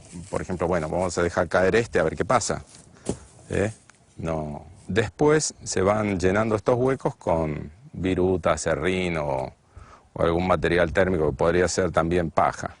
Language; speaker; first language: Spanish; native; Spanish